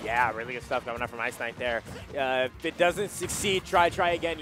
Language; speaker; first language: English; native; English